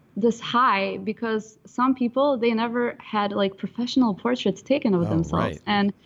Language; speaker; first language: English; non-native, fluent; Russian